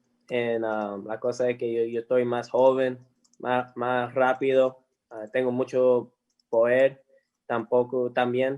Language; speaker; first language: Spanish; early bilingual, heritage; English